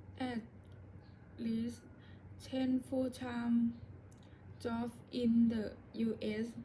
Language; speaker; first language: English; non-native, learner; Thai